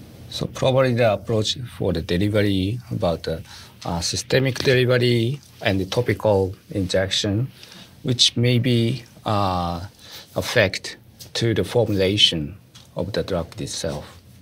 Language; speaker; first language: English; non-native, fluent; Japanese